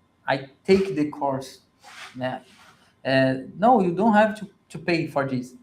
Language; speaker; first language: English; non-native, learner; Portuguese